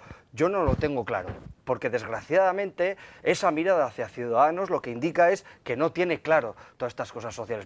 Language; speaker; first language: Spanish; native; Spanish